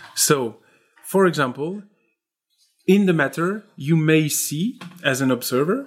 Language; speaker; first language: English; non-native, fluent; French